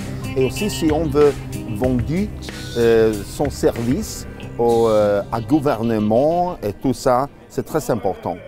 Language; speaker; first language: French; non-native, learner; Swedish